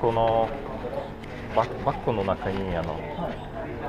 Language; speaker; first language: Japanese; non-native, learner; Russian